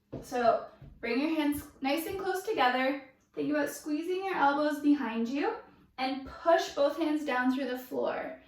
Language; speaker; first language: English; native; English